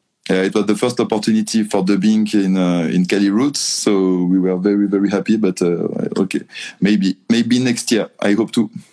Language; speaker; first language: English; non-native, learner; French